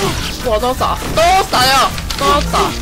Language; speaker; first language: Japanese; non-native, fluent; Chinese